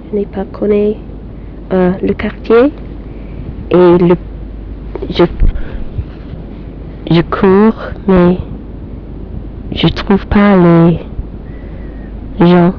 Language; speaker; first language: French; non-native, learner; English